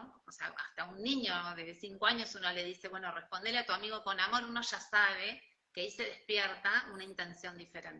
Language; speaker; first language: Spanish; native; Spanish